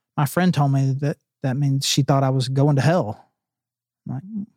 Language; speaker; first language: English; native; English